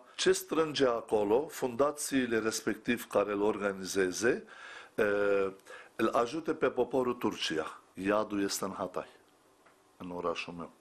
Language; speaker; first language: Romanian; non-native, fluent; Turkish